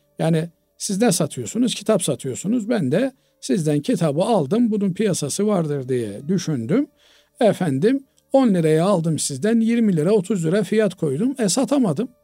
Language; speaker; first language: Turkish; native; Turkish